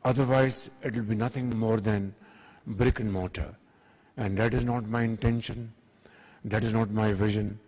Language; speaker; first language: English; non-native, local second language; Urdu